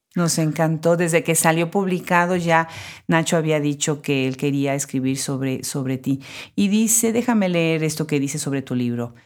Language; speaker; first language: Spanish; native; Spanish